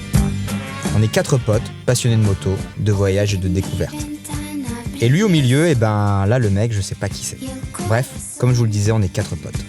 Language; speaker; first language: French; native; French